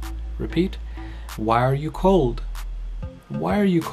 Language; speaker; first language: English; non-native, fluent; Portuguese